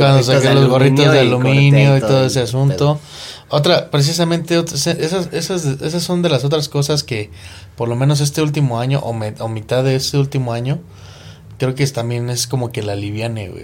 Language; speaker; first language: Spanish; native; Spanish